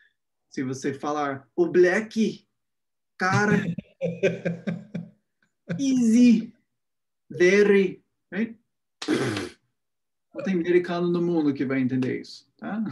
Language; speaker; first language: Portuguese; non-native, fluent; English